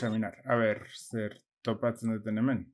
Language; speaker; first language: Basque; non-native, local second language; Spanish